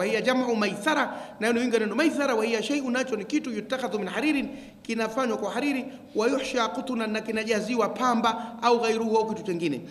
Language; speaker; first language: Swahili; native; Swahili